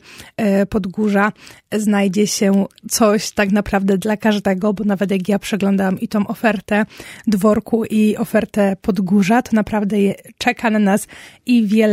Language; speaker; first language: Polish; native; Polish